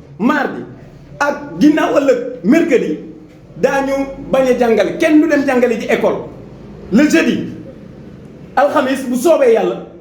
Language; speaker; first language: Wolof; non-native, local second language; Jola-Fonyi